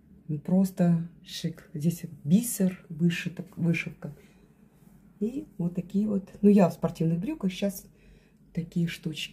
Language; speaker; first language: Russian; native; Russian